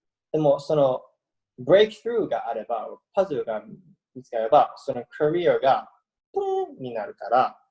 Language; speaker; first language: Japanese; early bilingual, heritage; English